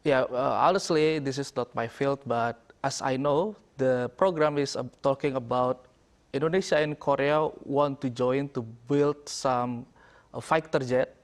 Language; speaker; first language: English; non-native, learner; Indonesian